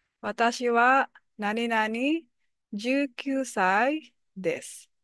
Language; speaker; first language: Japanese; non-native, learner; Filipino